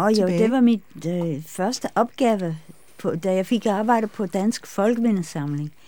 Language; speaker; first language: Danish; non-native, fluent; English